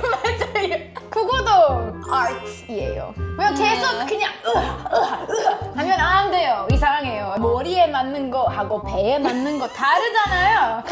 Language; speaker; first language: Korean; non-native, fluent; English